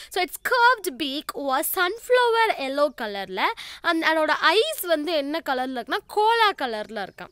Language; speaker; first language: English; non-native, local second language; Tamil